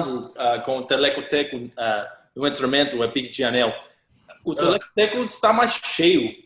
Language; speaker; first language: Portuguese; non-native, learner; English